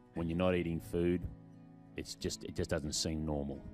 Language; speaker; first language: English; native; English